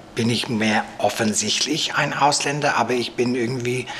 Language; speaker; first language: German; non-native, fluent; English